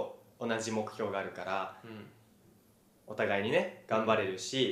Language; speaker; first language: Japanese; native; Japanese